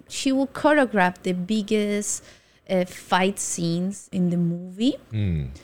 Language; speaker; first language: English; non-native, fluent; Spanish